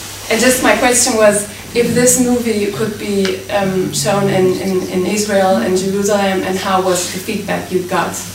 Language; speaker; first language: English; non-native, fluent; German